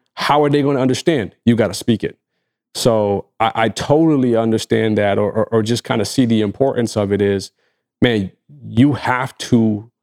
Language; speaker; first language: English; non-native, fluent; Arabic